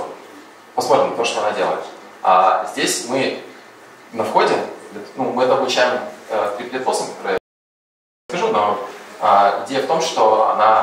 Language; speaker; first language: Russian; native; Russian